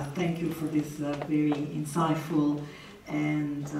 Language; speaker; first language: English; non-native, fluent; Italian